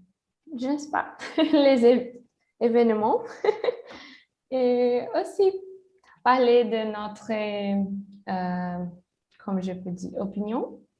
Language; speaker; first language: French; non-native, learner; Portuguese